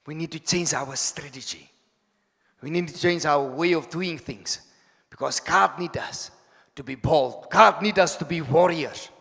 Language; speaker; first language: English; non-native, local second language; Afrikaans